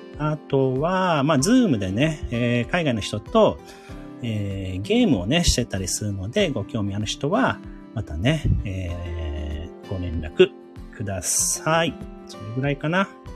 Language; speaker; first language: Japanese; native; Japanese